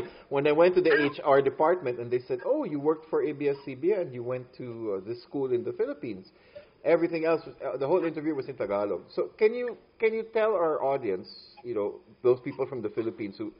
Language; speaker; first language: English; non-native, local second language; Filipino